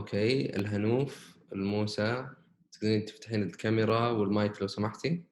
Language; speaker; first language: Arabic; native; Arabic